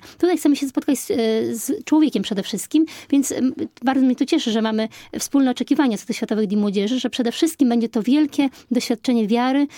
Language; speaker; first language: Polish; native; Polish